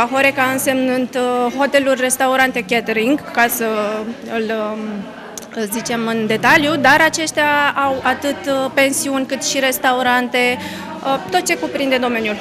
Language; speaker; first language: Romanian; native; Romanian